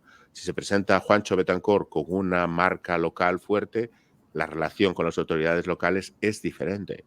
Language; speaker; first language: Spanish; native; Spanish